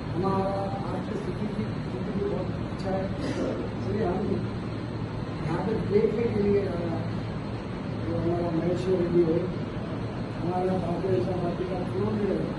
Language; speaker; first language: Hindi; non-native, local second language; Telugu